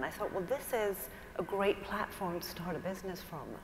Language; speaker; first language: English; native; English